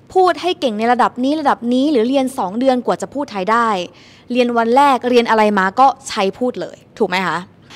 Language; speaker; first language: Thai; native; Thai